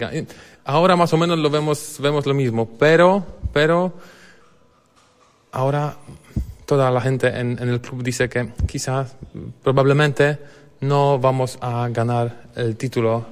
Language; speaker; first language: Spanish; non-native, fluent; Polish